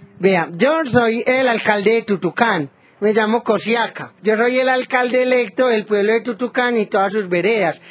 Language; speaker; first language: Spanish; native; Spanish